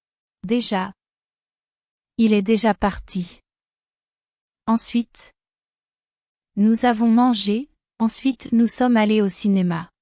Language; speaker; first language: French; non-native, fluent; Spanish